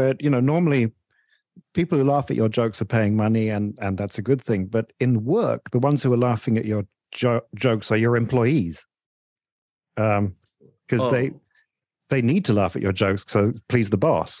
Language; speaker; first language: English; native; English